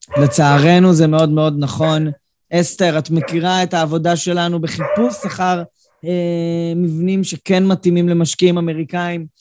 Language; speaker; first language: Hebrew; native; Hebrew